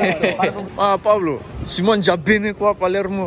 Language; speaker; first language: Italian; non-native, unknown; French